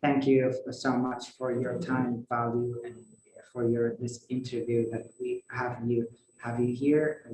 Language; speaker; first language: English; non-native, fluent; Kazakh